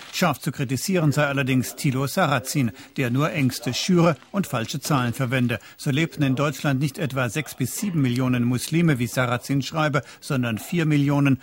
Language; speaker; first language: German; native; German